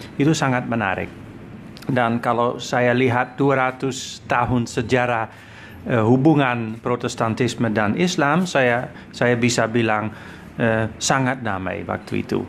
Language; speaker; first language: Indonesian; non-native, fluent; Dutch